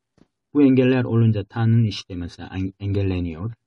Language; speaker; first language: Turkish; non-native, fluent; Korean